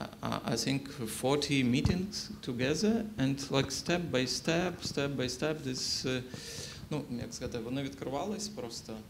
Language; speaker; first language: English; non-native, learner; Ukrainian